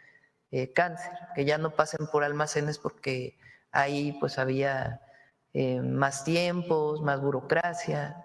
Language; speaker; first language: Spanish; native; Spanish